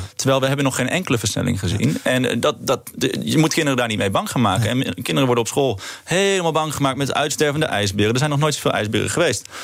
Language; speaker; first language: Dutch; native; Dutch